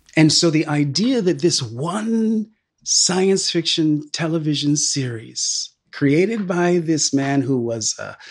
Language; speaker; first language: English; native; English